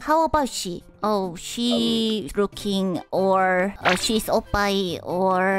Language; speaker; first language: English; non-native, learner; Korean